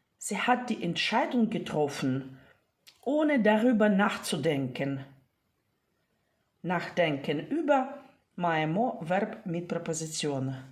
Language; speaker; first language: German; non-native, fluent; Ukrainian